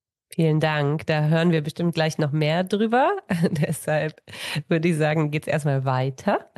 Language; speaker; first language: German; native; German